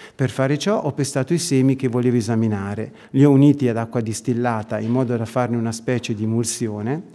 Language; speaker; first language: Italian; native; Italian